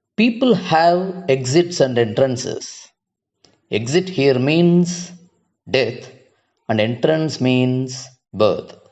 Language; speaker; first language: English; non-native, local second language; Tamil